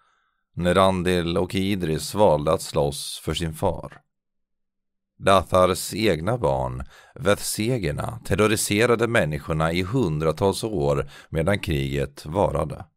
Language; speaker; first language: Swedish; native; Swedish